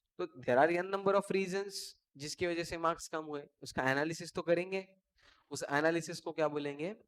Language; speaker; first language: Hindi; non-native, local second language; Marathi